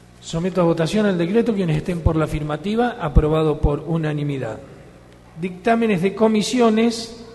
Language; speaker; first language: Spanish; native; Spanish